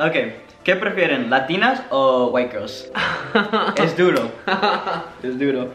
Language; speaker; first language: Spanish; early bilingual, heritage; Spanish